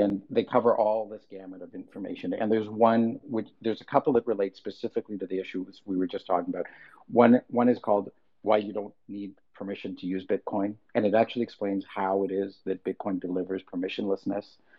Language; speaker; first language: English; native; English